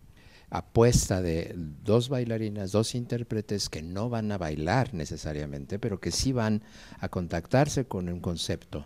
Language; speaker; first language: Spanish; native; Spanish